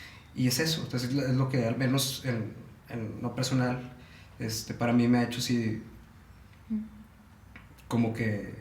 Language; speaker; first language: Spanish; native; Spanish